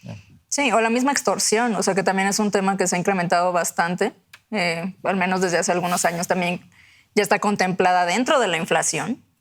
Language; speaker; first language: Spanish; native; Spanish